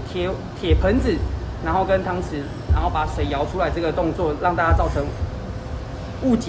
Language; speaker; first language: Chinese; native; Chinese